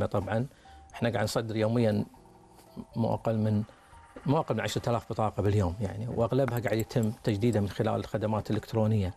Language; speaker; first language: Arabic; native; Arabic